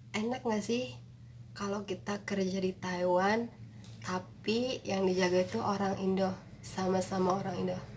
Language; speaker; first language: Indonesian; non-native, local second language; Sundanese